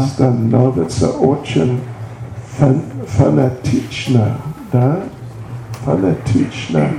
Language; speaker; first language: Russian; non-native, learner; English